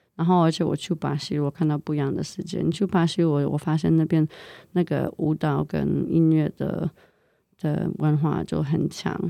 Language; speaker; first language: Chinese; non-native, fluent; English